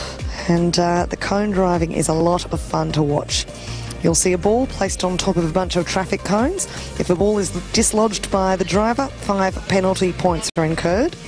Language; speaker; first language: English; native; English